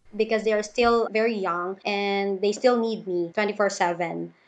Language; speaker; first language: English; non-native, local second language; Cebuano